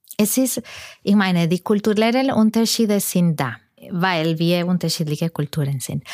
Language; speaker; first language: German; non-native, fluent; Spanish